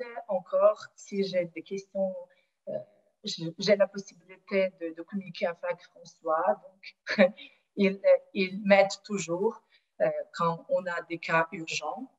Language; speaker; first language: French; non-native, fluent; Ukrainian